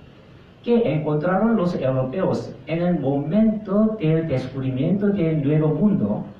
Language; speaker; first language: Spanish; non-native, fluent; Korean